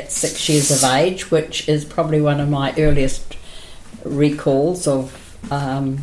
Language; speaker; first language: English; native; English